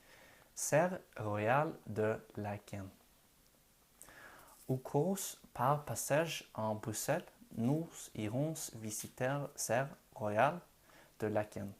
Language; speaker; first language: French; non-native, learner; Norwegian